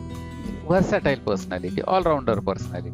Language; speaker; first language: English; non-native, local second language; Marathi